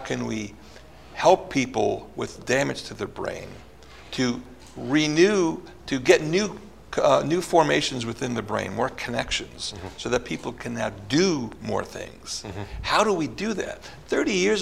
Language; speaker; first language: English; early bilingual, other home language; Italian